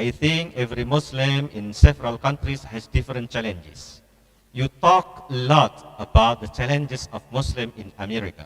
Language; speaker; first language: English; non-native, learner; Indonesian